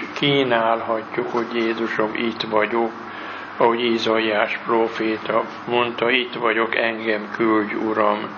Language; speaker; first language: Hungarian; native; Hungarian